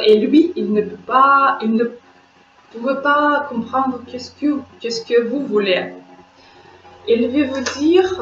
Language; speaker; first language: French; non-native, fluent; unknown